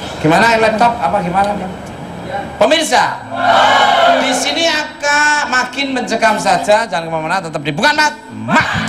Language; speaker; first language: Indonesian; native; Indonesian